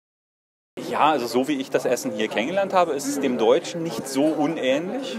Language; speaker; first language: German; native; German